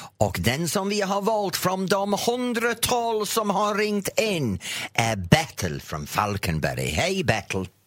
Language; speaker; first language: Swedish; non-native, fluent; English